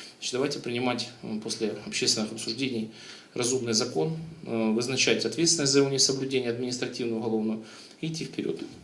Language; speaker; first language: Russian; native; Russian